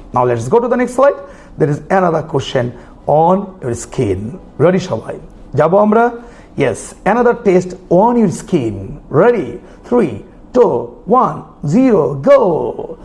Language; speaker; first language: English; non-native, local second language; Bangla